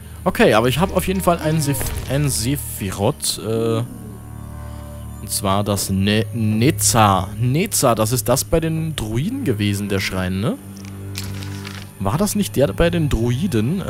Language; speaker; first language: German; native; German